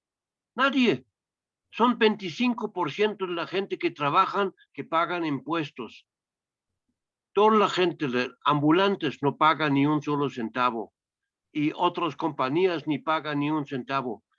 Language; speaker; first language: Spanish; non-native, fluent; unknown